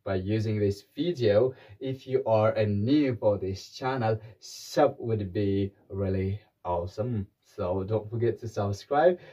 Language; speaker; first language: English; non-native, local second language; Amharic